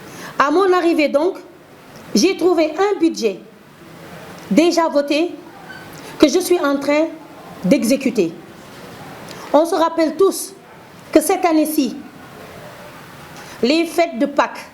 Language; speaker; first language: French; non-native, local second language; Wolof